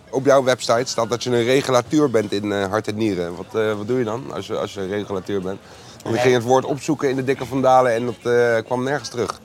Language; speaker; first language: Dutch; native; Dutch